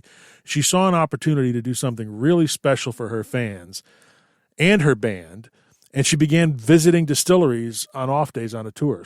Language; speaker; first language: English; native; English